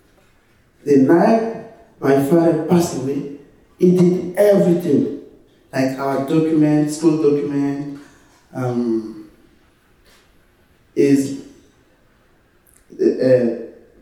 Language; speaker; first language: English; non-native, learner; French